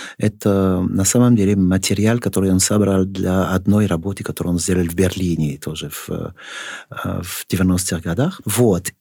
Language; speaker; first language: Russian; non-native, fluent; French